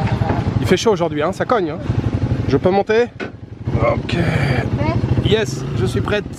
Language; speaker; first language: French; native; French